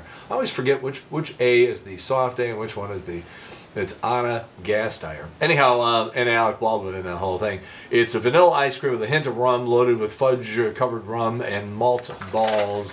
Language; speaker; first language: English; native; English